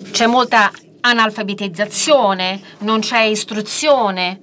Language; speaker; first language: Italian; non-native, fluent; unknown